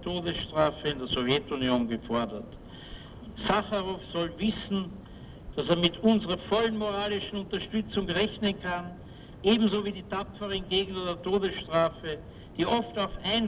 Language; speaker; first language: German; native; German